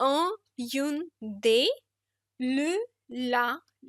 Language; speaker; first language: French; non-native, fluent; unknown